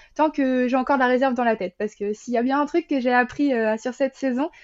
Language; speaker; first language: French; native; French